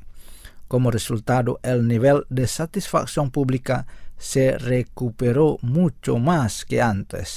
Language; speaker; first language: Spanish; non-native, fluent; Indonesian